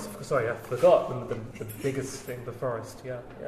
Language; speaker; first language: English; native; English